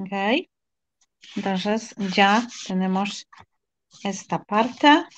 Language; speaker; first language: Spanish; non-native, fluent; Polish